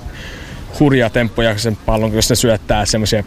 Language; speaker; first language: Finnish; non-native, fluent; English